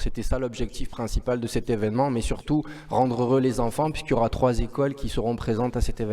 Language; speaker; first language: French; native; French